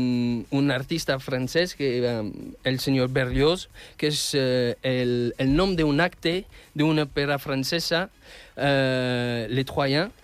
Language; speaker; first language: Catalan; non-native, fluent; French